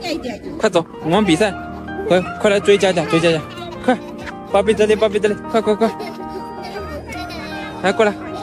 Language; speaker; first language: Chinese; native; Chinese